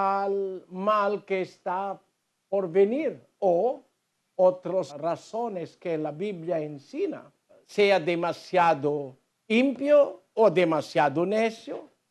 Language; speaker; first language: Spanish; non-native, learner; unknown